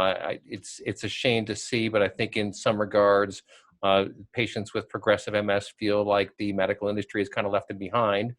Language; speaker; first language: English; native; English